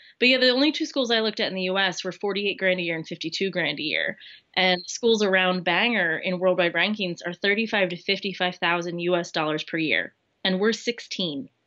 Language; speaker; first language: English; native; English